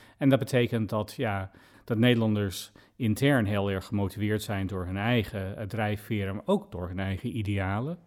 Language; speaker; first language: Dutch; non-native, fluent; English